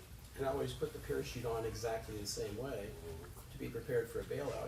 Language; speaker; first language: English; native; English